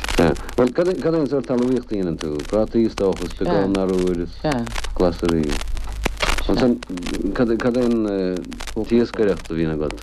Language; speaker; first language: Irish; non-native, local second language; English